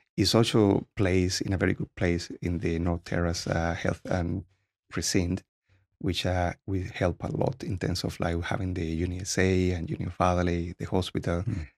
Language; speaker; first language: English; non-native, fluent; Spanish